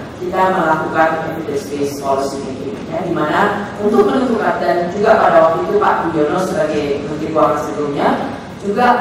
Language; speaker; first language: Indonesian; native; Indonesian